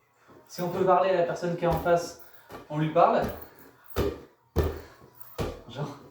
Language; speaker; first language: French; native; French